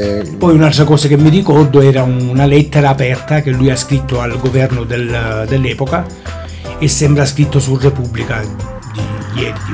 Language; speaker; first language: Italian; native; Italian